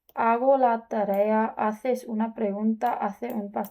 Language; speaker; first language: Spanish; non-native, learner; English